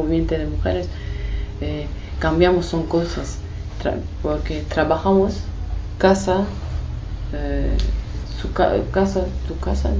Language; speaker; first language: Spanish; non-native, learner; Kurdish